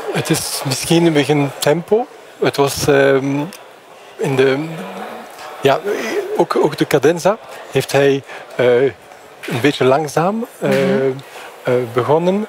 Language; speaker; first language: Dutch; non-native, fluent; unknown